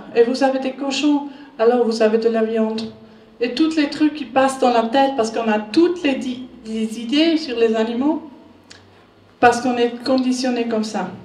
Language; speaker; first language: French; non-native, learner; German